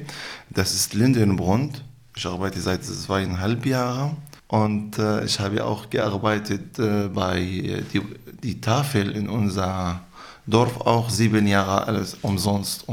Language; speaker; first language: German; non-native, learner; Arabic